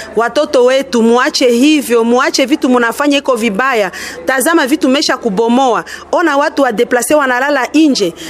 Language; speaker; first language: Swahili; non-native, local second language; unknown